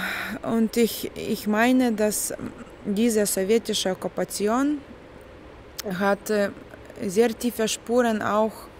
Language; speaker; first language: German; non-native, fluent; Lithuanian